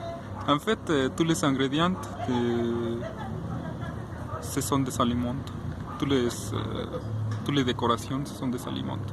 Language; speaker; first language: French; non-native, fluent; Spanish